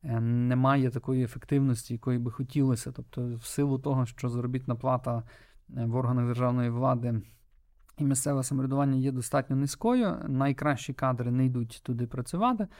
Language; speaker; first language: Ukrainian; native; Ukrainian